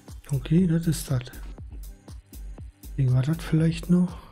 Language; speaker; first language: German; native; German